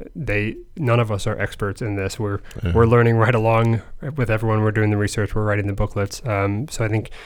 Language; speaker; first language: English; native; English